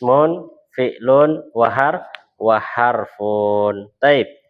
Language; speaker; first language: Arabic; non-native, fluent; Indonesian